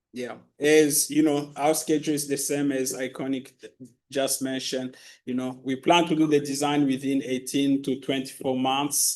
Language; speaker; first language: English; non-native, local second language; Kinyarwanda